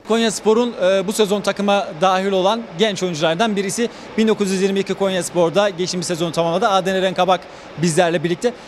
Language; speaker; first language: Turkish; native; Turkish